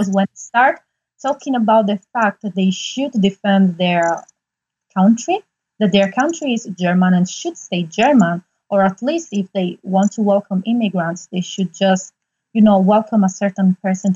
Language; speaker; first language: English; non-native, fluent; Italian